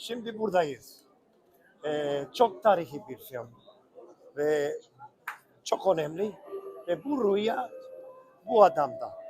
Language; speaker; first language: Turkish; non-native, learner; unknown